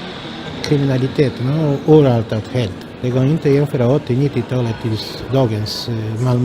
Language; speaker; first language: Swedish; non-native, fluent; Polish